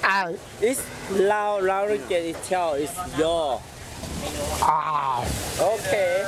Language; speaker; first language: English; non-native, learner; Lao